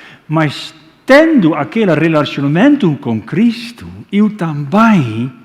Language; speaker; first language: Portuguese; non-native, fluent; Dutch